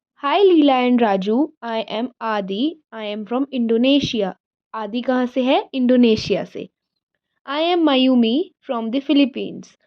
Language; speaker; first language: Hindi; native; Hindi